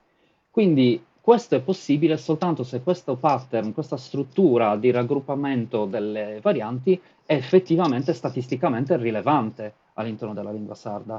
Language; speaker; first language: Italian; native; Italian